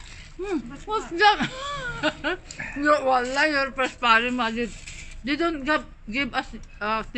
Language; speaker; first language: English; non-native, learner; Filipino